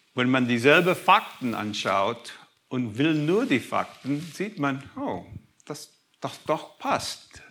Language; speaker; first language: German; non-native, fluent; English